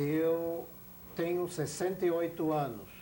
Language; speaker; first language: Portuguese; non-native, fluent; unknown